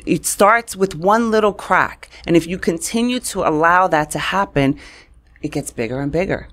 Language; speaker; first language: English; native; English